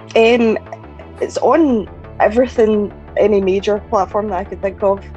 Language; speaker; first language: English; native; English